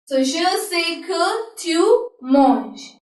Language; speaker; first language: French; non-native, learner; Hindi